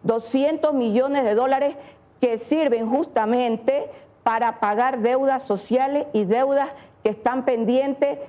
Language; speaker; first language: Spanish; native; Spanish